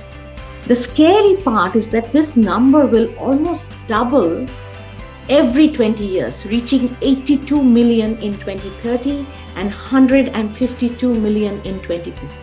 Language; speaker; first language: English; non-native, local second language; Bangla